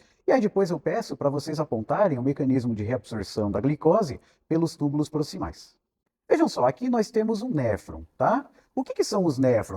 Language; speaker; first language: Portuguese; native; Portuguese